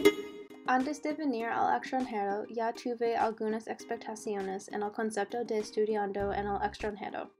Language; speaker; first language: Spanish; non-native, learner; English